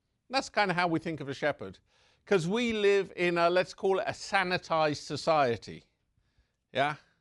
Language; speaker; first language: English; native; English